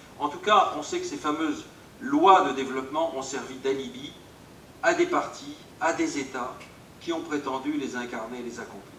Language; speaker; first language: French; native; French